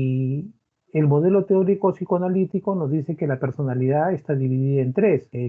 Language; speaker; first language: Spanish; native; Spanish